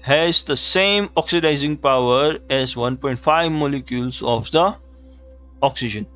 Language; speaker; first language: English; non-native, local second language; Gujarati